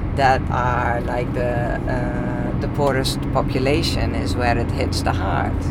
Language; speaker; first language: English; non-native, fluent; Dutch